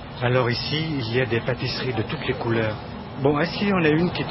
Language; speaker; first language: French; native; French